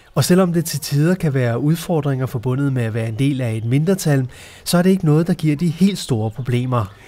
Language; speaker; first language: Danish; native; Danish